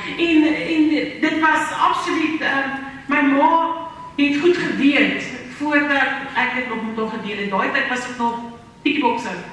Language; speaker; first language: Afrikaans; native; Afrikaans